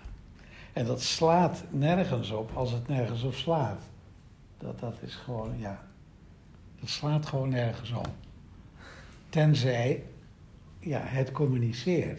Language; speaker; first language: Dutch; native; Dutch